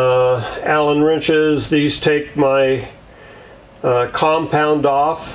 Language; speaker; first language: English; native; English